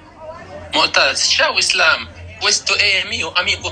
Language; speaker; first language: Italian; non-native, learner; Arabic